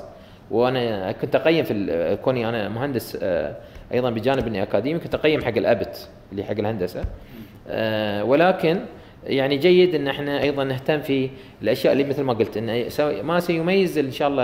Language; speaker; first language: Arabic; native; Arabic